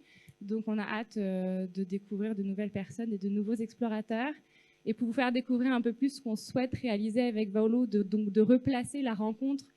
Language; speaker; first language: French; native; French